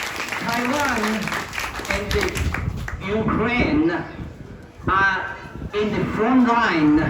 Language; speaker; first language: English; non-native, fluent; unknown